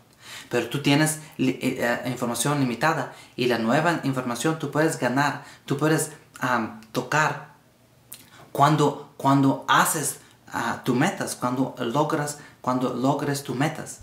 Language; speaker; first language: Spanish; non-native, learner; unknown